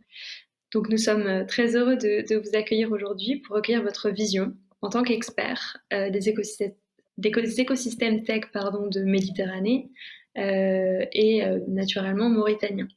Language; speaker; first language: French; native; French